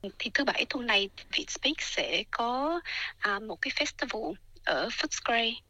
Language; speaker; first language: Vietnamese; early bilingual, heritage; Vietnamese